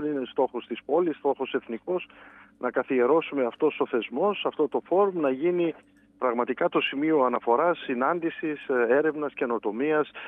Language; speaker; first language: Greek; native; Greek